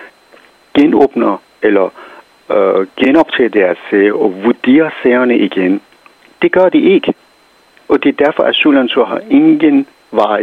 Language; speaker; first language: Danish; non-native, fluent; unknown